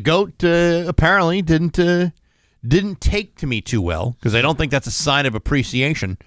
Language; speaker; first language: English; native; English